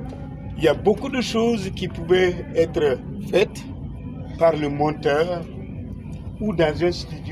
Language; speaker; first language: French; non-native, local second language; Bambara